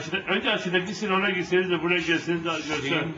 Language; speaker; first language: Turkish; native; Turkish